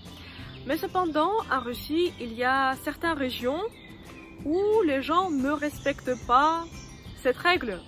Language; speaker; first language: French; non-native, fluent; Russian